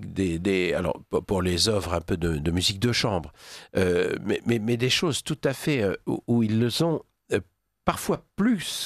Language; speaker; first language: French; native; French